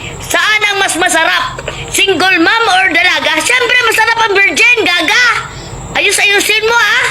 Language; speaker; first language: Filipino; non-native, local second language; Hiligaynon